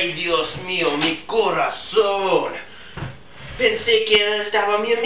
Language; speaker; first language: Spanish; non-native, learner; English